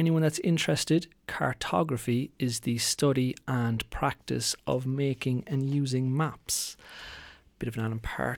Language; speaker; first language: English; native; English